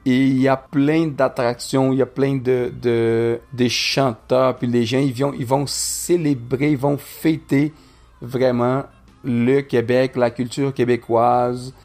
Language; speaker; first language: French; non-native, fluent; Portuguese